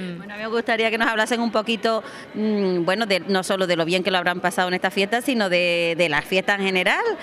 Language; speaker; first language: Spanish; native; Spanish